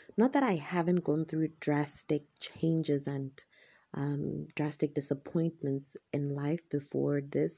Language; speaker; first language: English; non-native, local second language; Shona